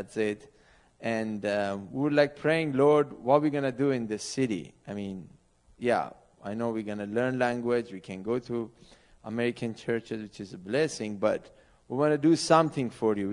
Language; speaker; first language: English; non-native, fluent; Persian